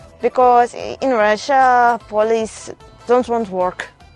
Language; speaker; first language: English; non-native, learner; Russian